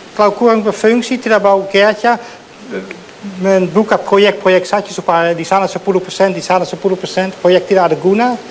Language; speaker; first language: Indonesian; non-native, fluent; Dutch